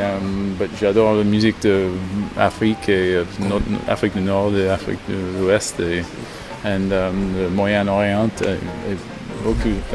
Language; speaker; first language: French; non-native, learner; English